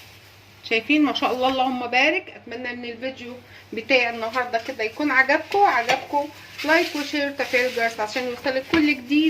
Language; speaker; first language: Arabic; native; Arabic